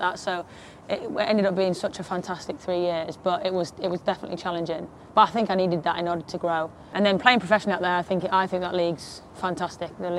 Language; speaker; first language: English; native; English